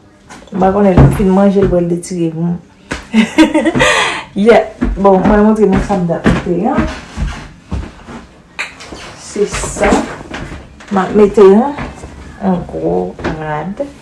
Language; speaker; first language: French; non-native, learner; Haitian Creole